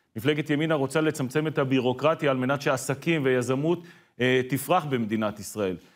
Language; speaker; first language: Hebrew; native; Hebrew